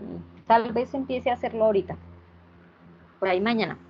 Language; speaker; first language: Spanish; native; Spanish